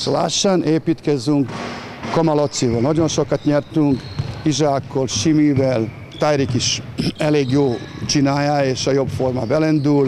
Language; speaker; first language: Hungarian; non-native, fluent; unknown